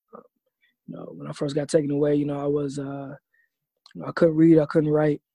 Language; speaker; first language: English; native; English